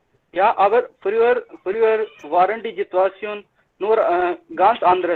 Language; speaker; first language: German; non-native, learner; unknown